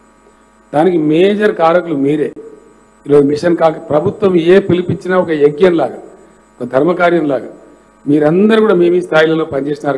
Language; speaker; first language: Telugu; native; Telugu